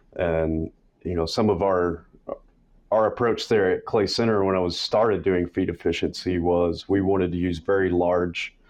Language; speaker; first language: English; native; English